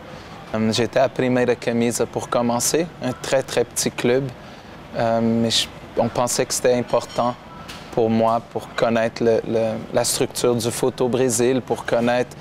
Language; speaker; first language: French; non-native, local second language; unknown